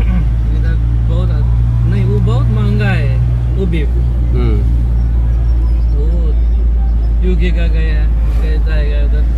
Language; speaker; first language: Hindi; non-native, learner; Nepali